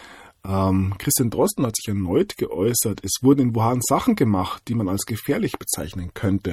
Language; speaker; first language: German; native; German